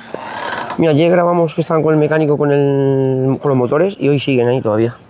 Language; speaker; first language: Spanish; native; Spanish